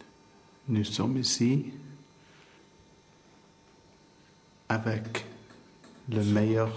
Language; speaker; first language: French; non-native, learner; English